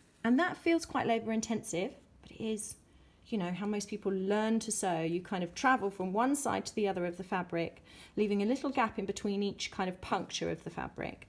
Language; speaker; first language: English; native; English